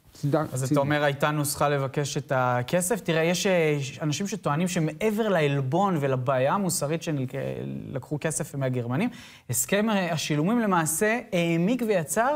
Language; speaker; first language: Hebrew; native; Hebrew